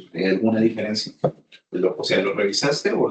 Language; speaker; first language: Spanish; native; Spanish